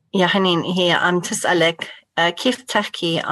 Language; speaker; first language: Arabic; non-native, fluent; English